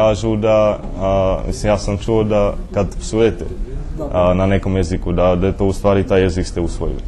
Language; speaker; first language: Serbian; non-native, fluent; Czech